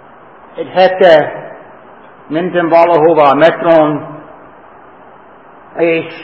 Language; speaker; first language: Hungarian; non-native, fluent; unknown